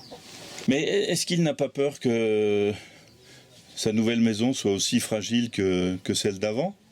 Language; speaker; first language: French; native; French